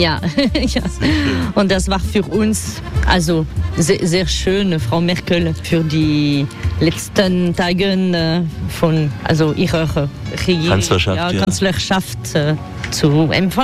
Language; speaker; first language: German; non-native, learner; French